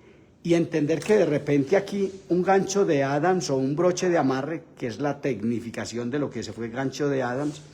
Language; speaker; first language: Spanish; native; Spanish